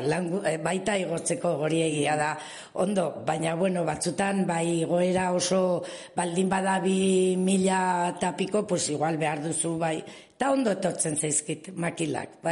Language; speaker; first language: Basque; non-native, local second language; Spanish